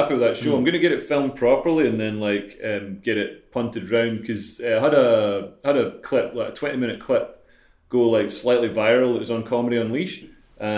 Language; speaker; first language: English; native; English